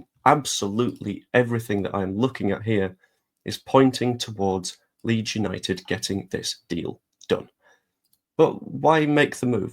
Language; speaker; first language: English; native; English